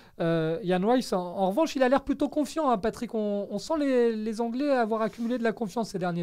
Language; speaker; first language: French; native; French